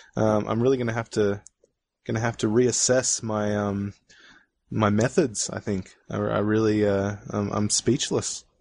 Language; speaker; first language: English; native; English